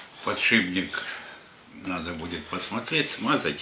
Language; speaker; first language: Russian; native; Russian